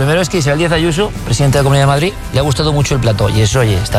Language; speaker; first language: Spanish; native; Spanish